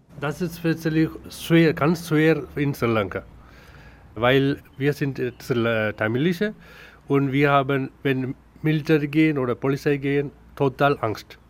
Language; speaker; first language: German; non-native, learner; Tamil